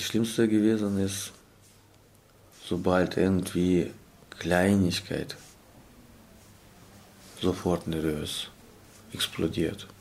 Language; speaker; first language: German; non-native, learner; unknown